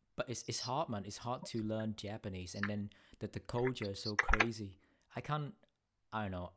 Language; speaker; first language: English; non-native, fluent; Vietnamese